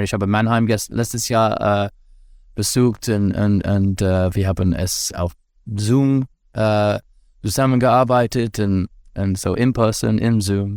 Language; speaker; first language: German; non-native, fluent; English